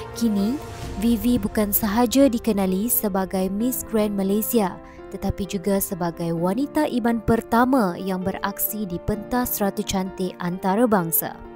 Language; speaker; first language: Malay; native; Malay